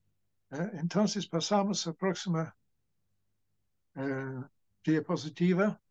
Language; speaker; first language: Spanish; non-native, fluent; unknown